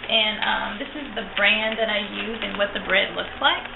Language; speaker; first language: English; native; English